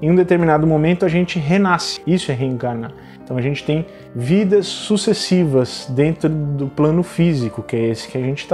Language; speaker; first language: Portuguese; native; Portuguese